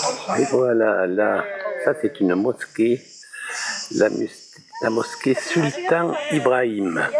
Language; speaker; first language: French; native; French